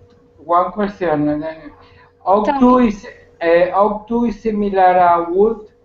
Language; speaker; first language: English; non-native, learner; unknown